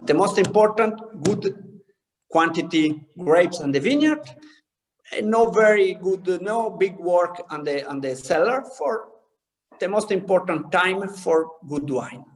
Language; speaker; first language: English; non-native, learner; Italian